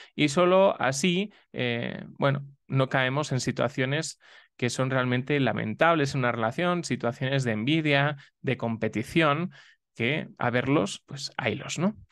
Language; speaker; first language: Spanish; native; Spanish